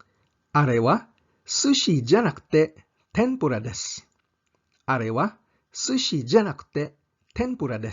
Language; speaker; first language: Japanese; non-native, fluent; English